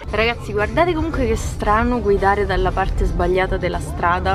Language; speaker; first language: Italian; native; Italian